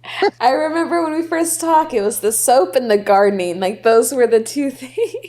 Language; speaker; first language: English; native; English